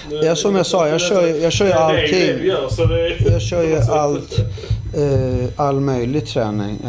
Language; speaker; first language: Swedish; early bilingual, other home language; Arabic